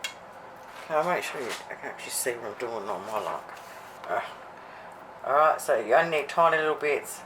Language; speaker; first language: English; native; English